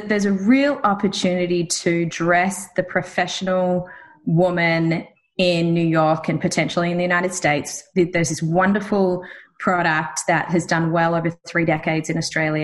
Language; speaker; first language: English; native; English